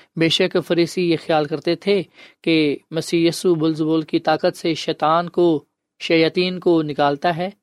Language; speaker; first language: Urdu; non-native, local second language; Punjabi